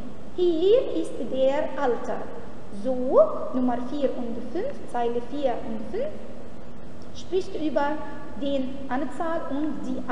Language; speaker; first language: German; non-native, fluent; Arabic